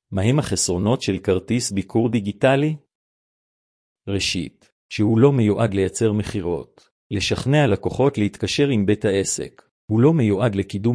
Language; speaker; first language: Hebrew; native; Hebrew